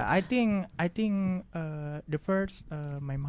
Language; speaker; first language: English; non-native, learner; Indonesian